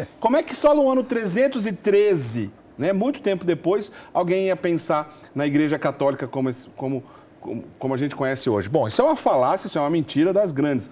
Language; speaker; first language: Portuguese; native; Portuguese